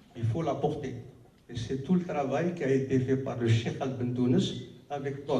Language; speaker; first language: French; non-native, local second language; Arabic